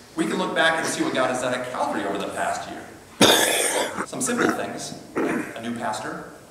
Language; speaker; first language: English; native; English